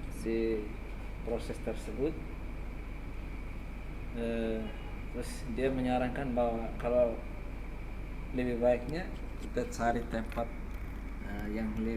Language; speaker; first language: Indonesian; non-native, learner; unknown